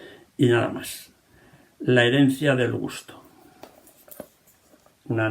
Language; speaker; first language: Spanish; native; Spanish